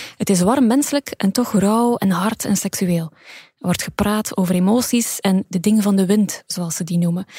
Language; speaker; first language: Dutch; native; Dutch